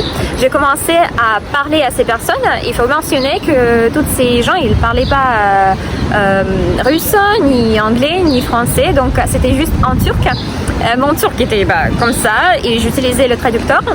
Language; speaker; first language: French; non-native, fluent; Russian